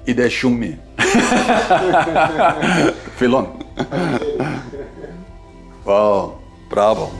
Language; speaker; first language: Albanian; non-native, learner; English